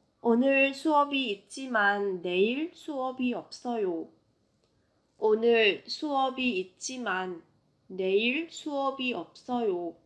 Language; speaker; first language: Korean; non-native, fluent; Vietnamese